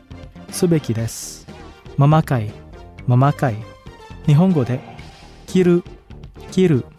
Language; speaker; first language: Japanese; non-native, fluent; Indonesian